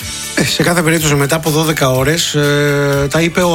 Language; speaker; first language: Greek; native; Greek